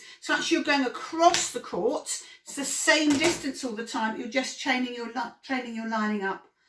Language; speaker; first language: English; native; English